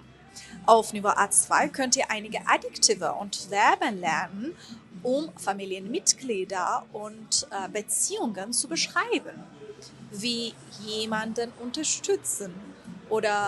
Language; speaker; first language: German; non-native, fluent; Persian